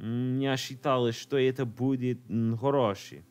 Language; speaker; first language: Russian; non-native, learner; English